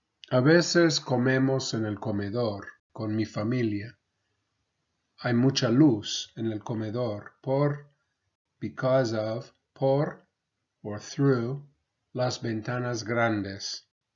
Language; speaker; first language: Spanish; non-native, fluent; English